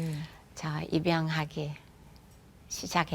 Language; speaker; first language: Korean; non-native, fluent; English